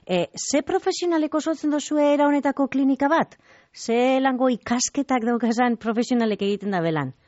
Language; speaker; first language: Basque; native; Basque